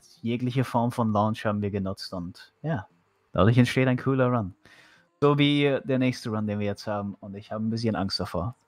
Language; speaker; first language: German; native; German